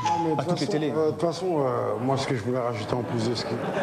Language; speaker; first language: French; native; French